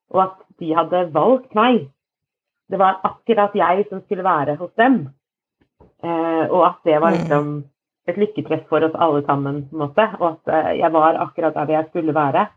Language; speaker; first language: Norwegian; native; Norwegian